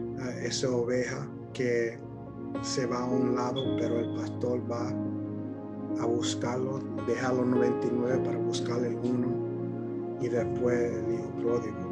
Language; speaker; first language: Spanish; early bilingual, heritage; Spanish